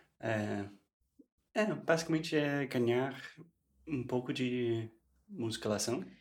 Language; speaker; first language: Portuguese; non-native, fluent; English